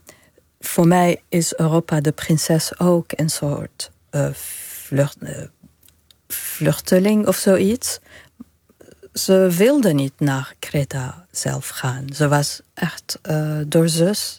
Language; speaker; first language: Dutch; non-native, fluent; Arabic